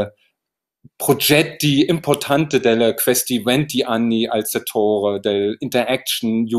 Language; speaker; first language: Italian; non-native, learner; German